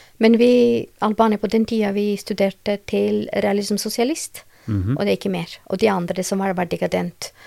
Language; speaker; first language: Norwegian; non-native, learner; Albanian